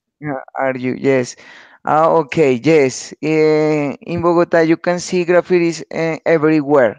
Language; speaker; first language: English; non-native, learner; Spanish